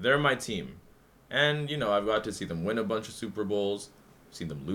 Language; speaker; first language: English; native; English